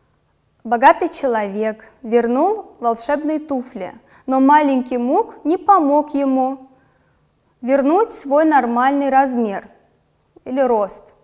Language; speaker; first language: Russian; non-native, local second language; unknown